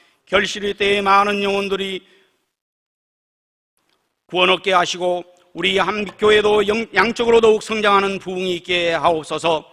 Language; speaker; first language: Korean; native; Korean